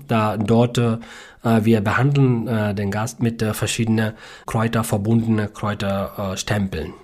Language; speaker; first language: German; non-native, learner; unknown